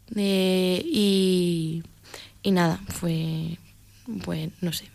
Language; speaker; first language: Spanish; native; Spanish